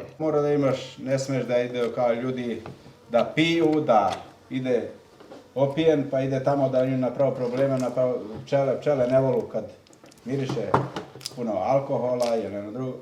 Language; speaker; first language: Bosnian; early bilingual, heritage; Serbian